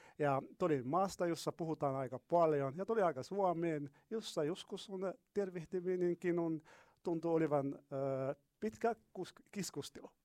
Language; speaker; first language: Finnish; non-native, learner; Arabic